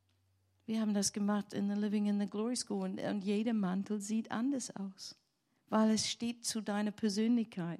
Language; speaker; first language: German; non-native, learner; English